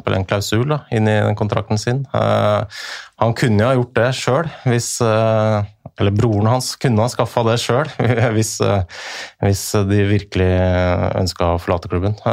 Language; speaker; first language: Norwegian; native; Norwegian